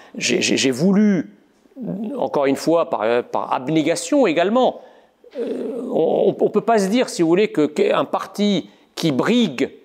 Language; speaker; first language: French; native; French